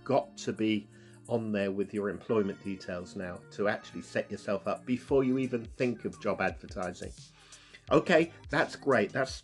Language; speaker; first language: English; native; English